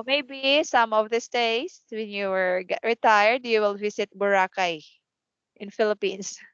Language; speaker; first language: English; non-native, fluent; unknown